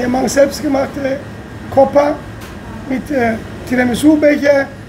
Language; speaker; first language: German; non-native, fluent; Italian